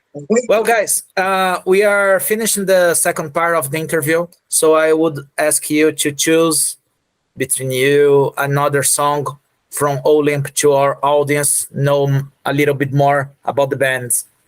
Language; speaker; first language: English; non-native, fluent; Portuguese